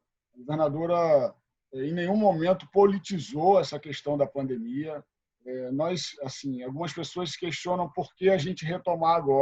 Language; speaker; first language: Portuguese; native; Portuguese